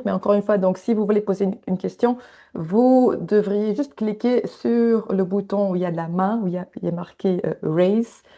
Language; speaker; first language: French; native; French